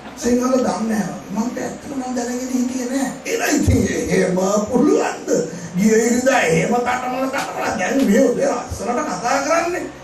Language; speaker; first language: Sinhala; non-native, local second language; Tamil